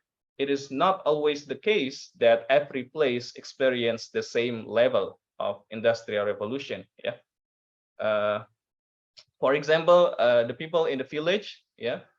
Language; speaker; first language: English; non-native, learner; Indonesian